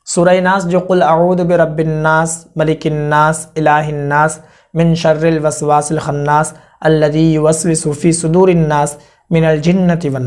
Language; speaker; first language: Hindi; native; Hindi